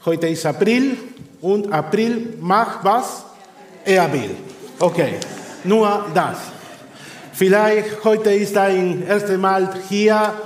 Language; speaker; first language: German; non-native, learner; Spanish